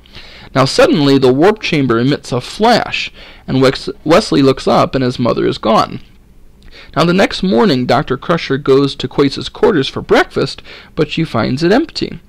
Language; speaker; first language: English; native; English